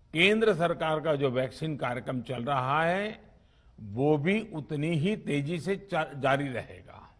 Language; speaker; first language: Hindi; non-native, local second language; Gujarati